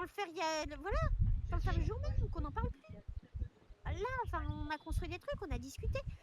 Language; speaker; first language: French; native; French